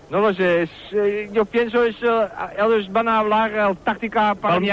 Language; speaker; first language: Spanish; non-native, learner; Dutch